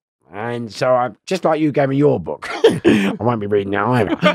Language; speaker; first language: English; native; English